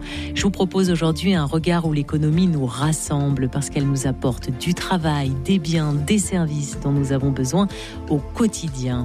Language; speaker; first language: French; native; French